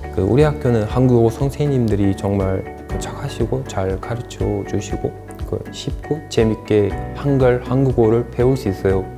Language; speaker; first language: Korean; non-native, fluent; Uzbek